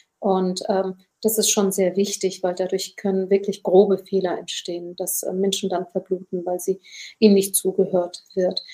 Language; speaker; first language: German; early bilingual, other home language; Turkish